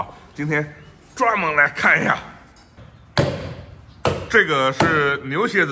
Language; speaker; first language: Chinese; native; Chinese